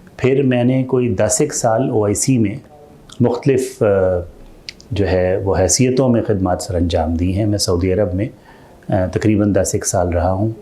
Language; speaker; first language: Urdu; non-native, local second language; Saraiki